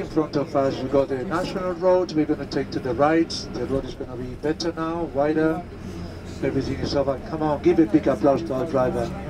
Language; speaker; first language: English; non-native, fluent; Spanish